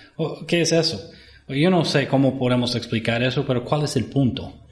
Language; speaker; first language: Spanish; non-native, fluent; English